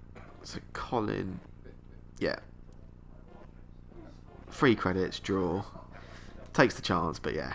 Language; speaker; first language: English; native; English